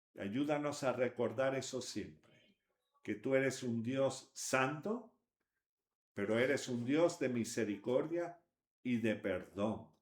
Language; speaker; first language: Spanish; native; Spanish